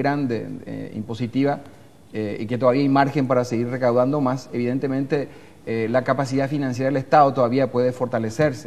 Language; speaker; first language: Spanish; native; Spanish